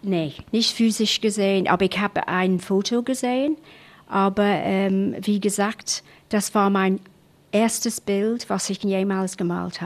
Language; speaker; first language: German; non-native, fluent; English